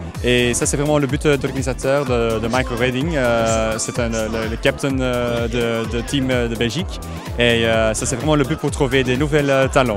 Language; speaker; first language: French; non-native, local second language; Dutch